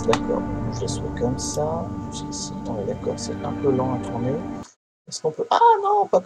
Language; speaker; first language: French; native; French